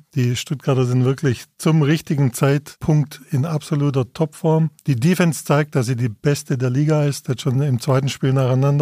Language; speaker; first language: German; native; German